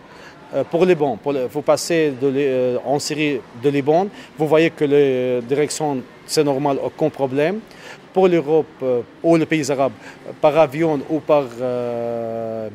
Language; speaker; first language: French; non-native, learner; Arabic